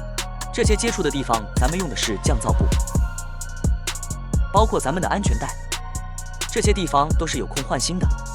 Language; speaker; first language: Chinese; native; Chinese